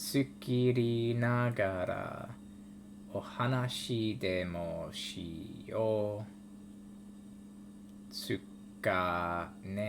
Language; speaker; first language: Japanese; non-native, learner; English